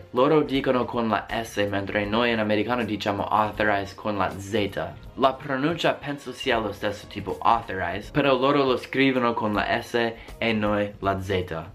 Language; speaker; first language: Italian; non-native, fluent; English